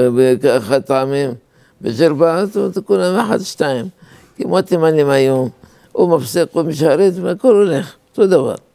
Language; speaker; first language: Hebrew; non-native, fluent; Arabic